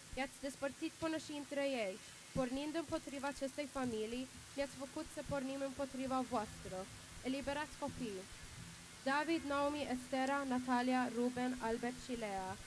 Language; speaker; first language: Romanian; early bilingual, heritage; Romanian